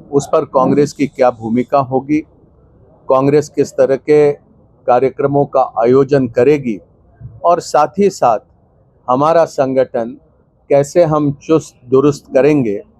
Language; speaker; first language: Hindi; non-native, local second language; Gujarati